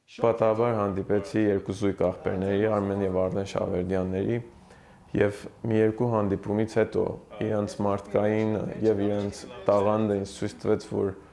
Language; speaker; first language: Armenian; early bilingual, heritage; Armenian